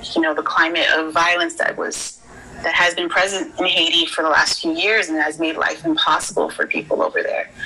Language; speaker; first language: English; early bilingual, other home language; Haitian Creole